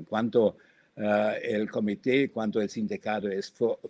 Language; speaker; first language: Spanish; non-native, fluent; German